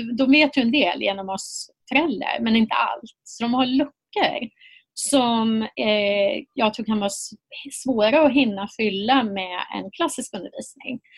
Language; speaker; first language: Swedish; native; Swedish